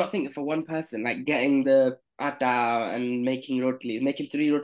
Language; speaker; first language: English; native; English